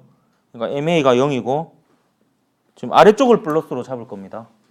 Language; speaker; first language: Korean; native; Korean